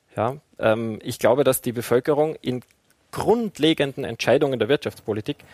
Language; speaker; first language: German; native; German